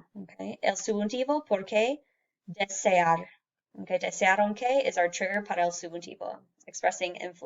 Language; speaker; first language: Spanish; non-native, fluent; English